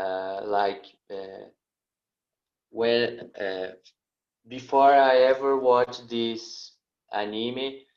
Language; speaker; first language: English; non-native, learner; Portuguese